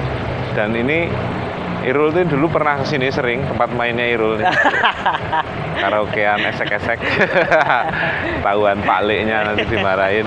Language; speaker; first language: Indonesian; native; Indonesian